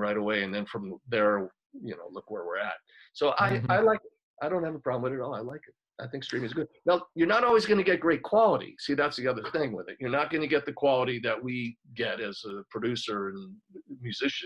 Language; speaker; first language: English; native; English